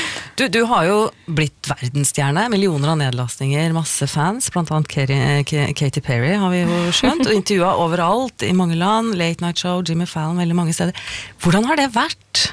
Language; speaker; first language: Norwegian; native; Norwegian